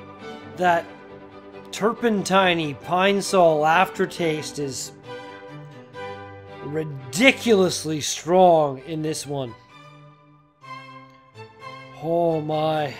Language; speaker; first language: English; native; English